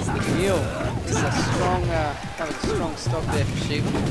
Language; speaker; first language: English; native; English